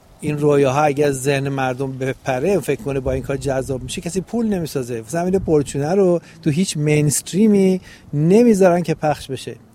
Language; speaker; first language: Persian; native; Persian